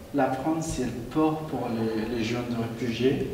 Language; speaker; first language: French; non-native, learner; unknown